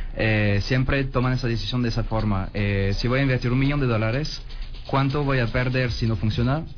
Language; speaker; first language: Spanish; non-native, fluent; French